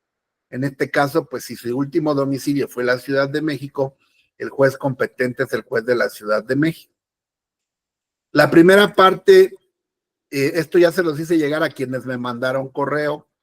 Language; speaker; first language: Spanish; native; Spanish